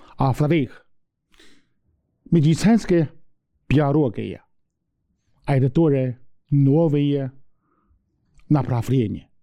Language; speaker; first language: Russian; non-native, learner; Chinese